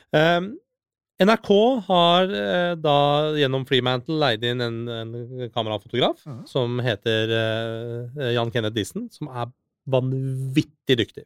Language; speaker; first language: Norwegian; early bilingual, other home language; Persian